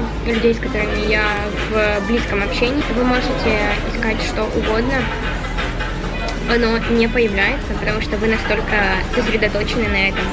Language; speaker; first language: Russian; native; Russian